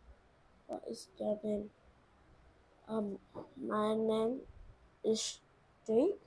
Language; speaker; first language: English; non-native, learner; Vietnamese